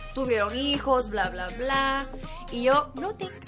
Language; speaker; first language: Spanish; early bilingual, heritage; Spanish